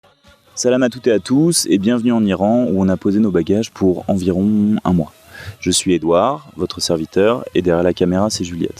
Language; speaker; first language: French; native; French